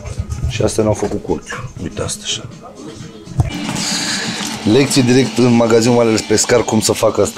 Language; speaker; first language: Romanian; native; Romanian